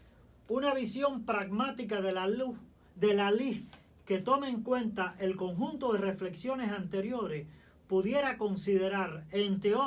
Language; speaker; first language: Spanish; native; Spanish